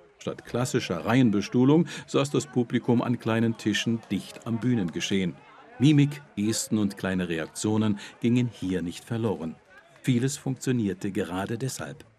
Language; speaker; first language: German; native; German